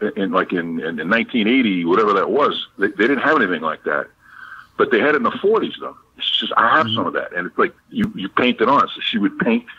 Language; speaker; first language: English; native; English